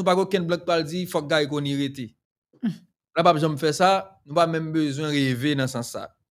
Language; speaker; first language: French; non-native, local second language; Haitian Creole